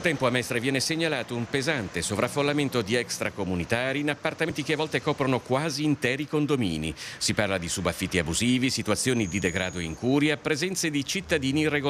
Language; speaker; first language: Italian; native; Italian